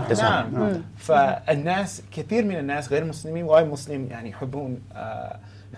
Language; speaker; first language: Arabic; non-native, learner; English